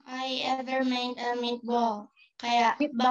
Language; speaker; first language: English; non-native, learner; Indonesian